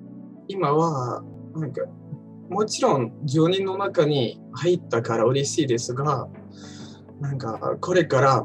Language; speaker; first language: Japanese; non-native, learner; Turkish